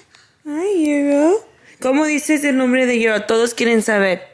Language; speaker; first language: Spanish; early bilingual, heritage; Spanish